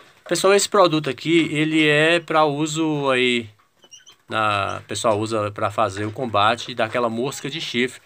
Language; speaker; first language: Portuguese; native; Portuguese